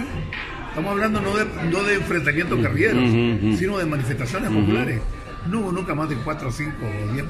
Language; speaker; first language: Spanish; native; Spanish